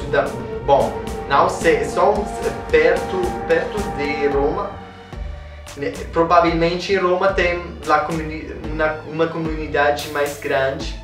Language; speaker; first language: Portuguese; non-native, learner; Italian